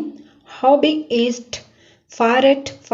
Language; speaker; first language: German; non-native, fluent; Urdu